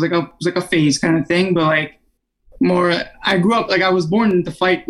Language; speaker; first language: English; non-native, fluent; Italian